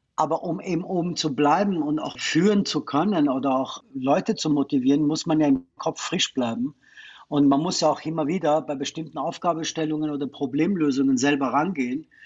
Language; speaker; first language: German; non-native, fluent; Persian